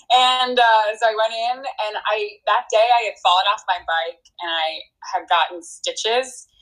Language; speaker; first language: English; native; English